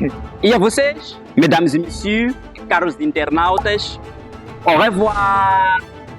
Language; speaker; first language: French; non-native, fluent; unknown